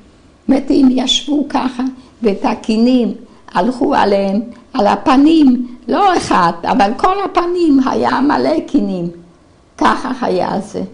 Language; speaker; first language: Hebrew; non-native, fluent; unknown